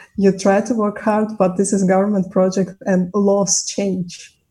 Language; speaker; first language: English; non-native, fluent; Russian